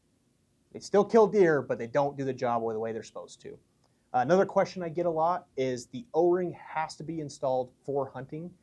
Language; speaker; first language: English; native; English